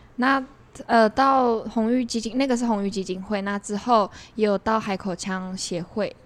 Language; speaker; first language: Chinese; non-native, local second language; Min Nan Chinese